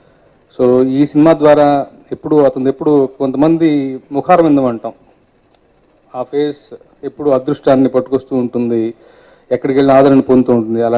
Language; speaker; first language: Telugu; native; Telugu